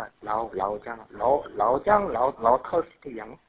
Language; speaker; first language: Chinese; non-native, learner; Korean